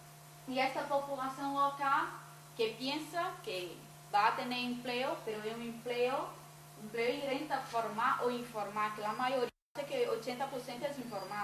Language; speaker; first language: Spanish; non-native, fluent; Portuguese